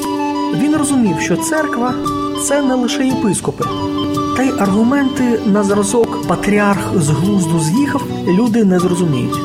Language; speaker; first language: Ukrainian; native; Ukrainian